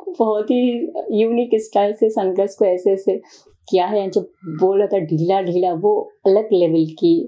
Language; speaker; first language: Hindi; non-native, learner; Bangla